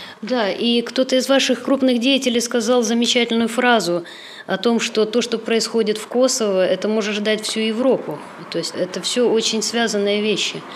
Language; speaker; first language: Russian; native; Russian